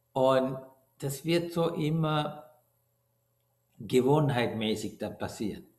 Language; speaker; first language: German; non-native, learner; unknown